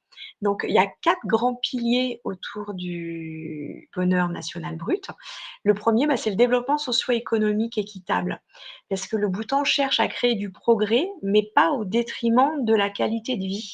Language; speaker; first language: French; native; French